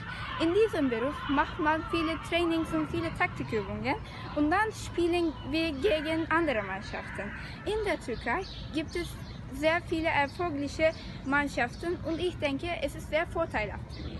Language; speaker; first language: German; non-native, learner; Turkish